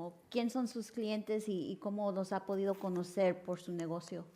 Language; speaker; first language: Spanish; early bilingual, heritage; Spanish